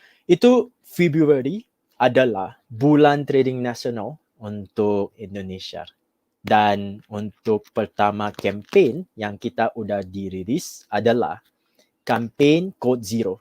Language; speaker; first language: Indonesian; non-native, fluent; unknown